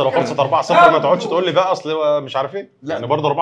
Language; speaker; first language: Arabic; native; Arabic